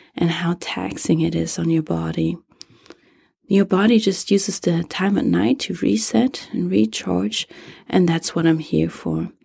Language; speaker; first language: English; non-native, fluent; German